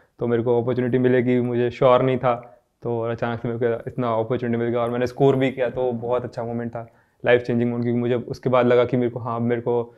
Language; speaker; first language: Hindi; non-native, local second language; Gujarati